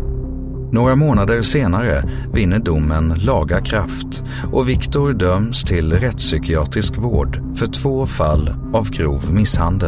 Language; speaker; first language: Swedish; native; Swedish